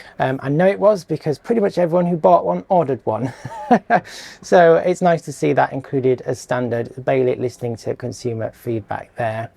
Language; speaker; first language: English; native; English